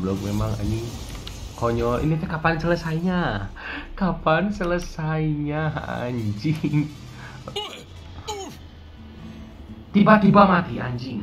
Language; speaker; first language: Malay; non-native, local second language; Sundanese